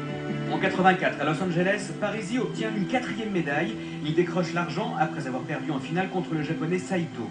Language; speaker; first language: French; native; French